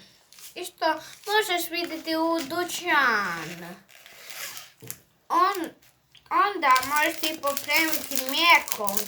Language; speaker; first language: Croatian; early bilingual, heritage; Croatian